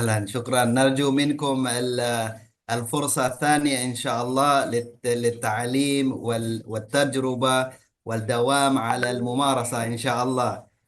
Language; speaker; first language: Arabic; early bilingual, heritage; Indonesian